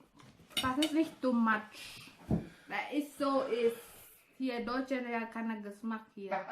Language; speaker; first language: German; non-native, learner; Indonesian